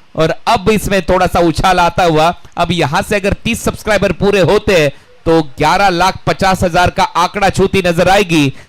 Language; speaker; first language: Hindi; non-native, local second language; Marathi